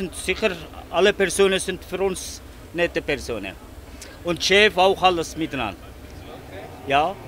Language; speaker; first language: German; non-native, learner; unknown